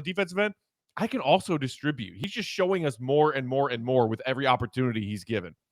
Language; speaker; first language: English; native; English